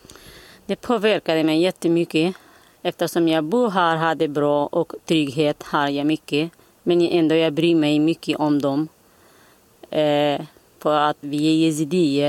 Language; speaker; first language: Swedish; non-native, learner; Kurdish